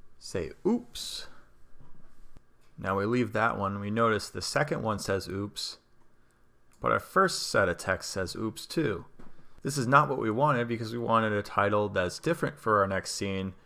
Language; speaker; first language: English; native; English